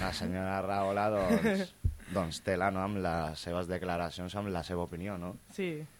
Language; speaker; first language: Catalan; non-native, local second language; Spanish